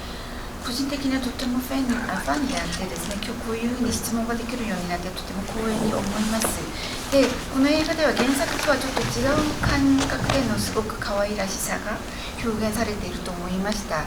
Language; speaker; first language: Japanese; non-native, fluent; Korean